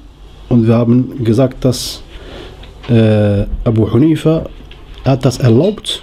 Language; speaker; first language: German; non-native, learner; Arabic